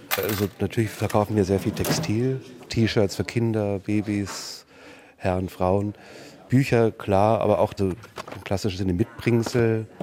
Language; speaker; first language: German; native; German